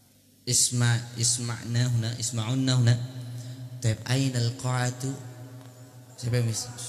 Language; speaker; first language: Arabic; non-native, fluent; Indonesian